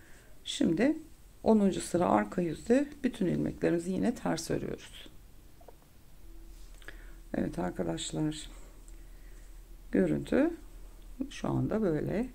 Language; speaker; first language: Turkish; native; Turkish